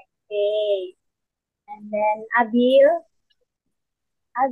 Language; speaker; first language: English; non-native, learner; Indonesian